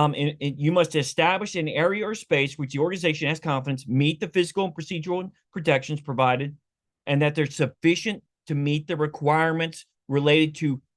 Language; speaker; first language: English; native; English